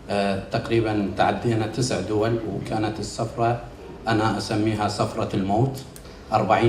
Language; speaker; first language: Arabic; native; Arabic